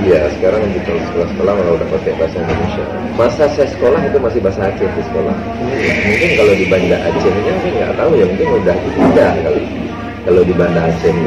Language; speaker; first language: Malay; non-native, local second language; Achinese